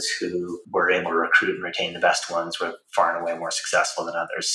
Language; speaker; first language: English; native; English